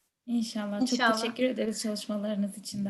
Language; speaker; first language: Turkish; native; Turkish